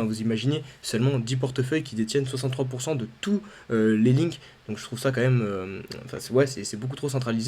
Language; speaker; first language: French; native; French